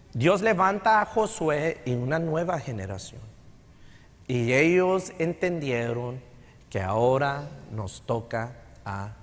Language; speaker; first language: Spanish; native; Spanish